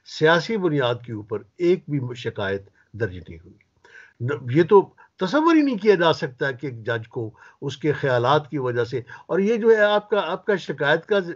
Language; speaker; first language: Urdu; native; Urdu